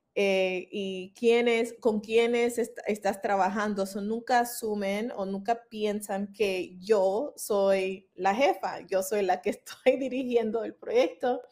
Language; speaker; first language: Spanish; early bilingual, heritage; Spanish